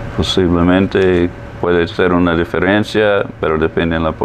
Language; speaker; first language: Spanish; non-native, fluent; English